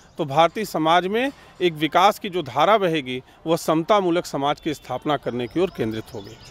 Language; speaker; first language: Hindi; native; Hindi